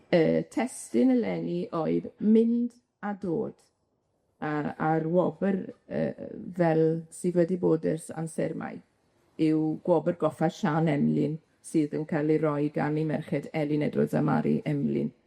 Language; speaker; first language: Welsh; native; Welsh